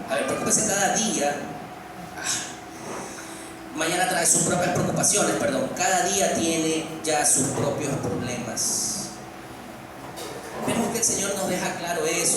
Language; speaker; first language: Spanish; native; Spanish